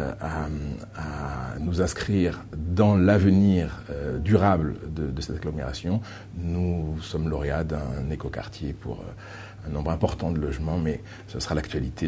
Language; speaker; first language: French; native; French